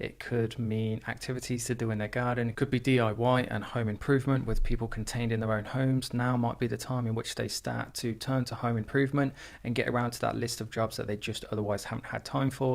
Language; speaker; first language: English; native; English